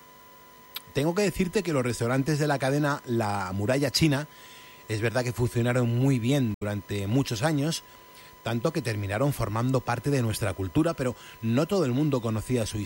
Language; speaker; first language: Spanish; native; Spanish